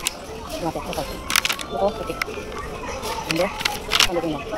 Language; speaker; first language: Japanese; non-native, local second language; Filipino